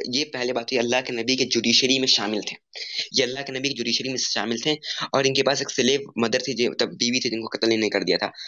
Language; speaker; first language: Hindi; native; Hindi